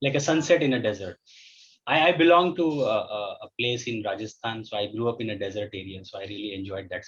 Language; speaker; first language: English; non-native, local second language; Hindi